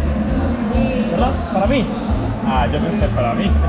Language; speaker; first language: Spanish; non-native, fluent; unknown